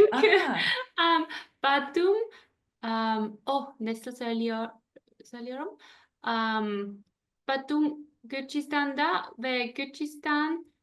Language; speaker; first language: Turkish; non-native, learner; German